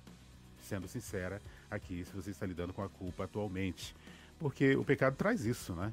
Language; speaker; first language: Portuguese; native; Portuguese